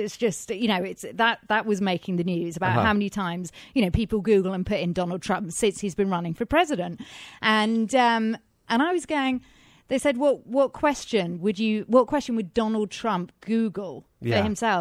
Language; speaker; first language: English; native; English